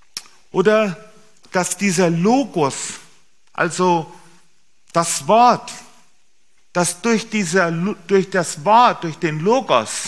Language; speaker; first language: German; native; German